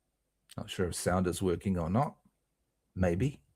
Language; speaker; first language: English; native; English